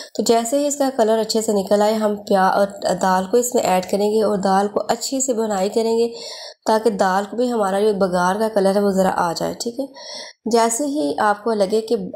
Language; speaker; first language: Urdu; native; Urdu